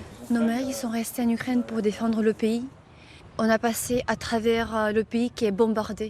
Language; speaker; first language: French; non-native, fluent; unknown